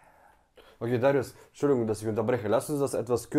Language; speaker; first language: German; native; German